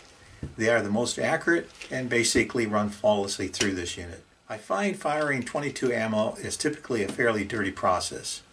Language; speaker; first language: English; native; English